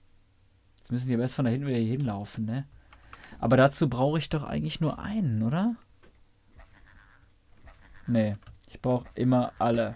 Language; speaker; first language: German; native; German